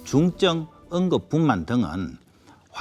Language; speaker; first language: Korean; native; Korean